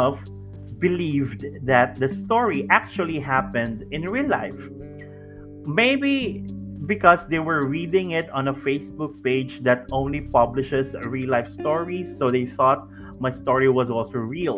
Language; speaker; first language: English; non-native, local second language; Cebuano